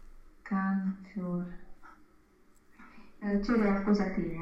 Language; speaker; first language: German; non-native, learner; Romanian